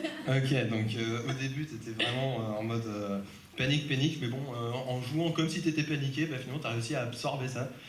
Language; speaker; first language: French; native; French